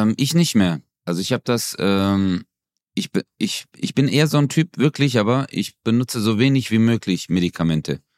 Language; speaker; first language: German; early bilingual, other home language; Turkish